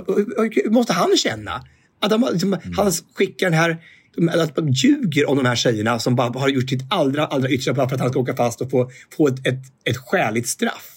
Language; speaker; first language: Swedish; native; Swedish